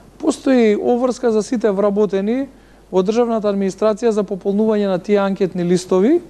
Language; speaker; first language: Macedonian; native; Macedonian